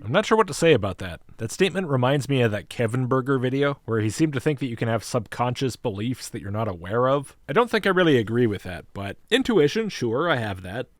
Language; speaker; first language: English; native; English